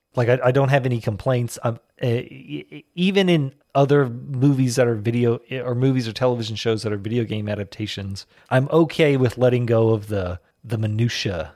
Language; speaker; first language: English; native; English